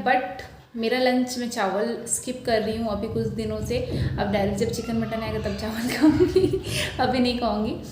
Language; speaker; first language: Hindi; non-native, local second language; Bangla